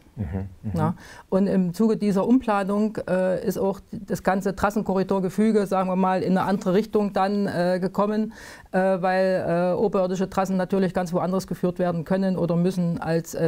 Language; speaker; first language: German; native; German